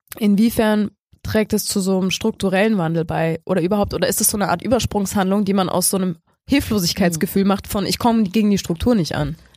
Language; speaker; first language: German; native; German